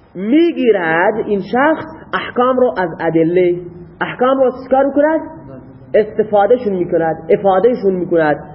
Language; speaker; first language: Persian; non-native, local second language; Baluchi